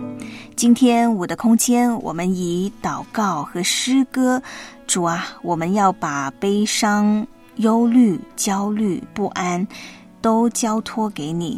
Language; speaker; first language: Chinese; native; Chinese